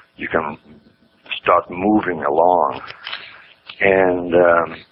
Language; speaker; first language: English; non-native, fluent; Swedish